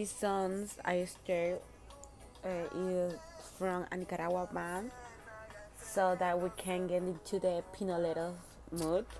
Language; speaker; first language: English; non-native, learner; Spanish